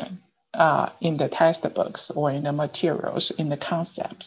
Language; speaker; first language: English; non-native, fluent; Chinese